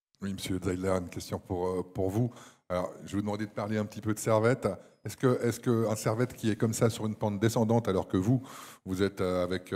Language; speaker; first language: French; native; French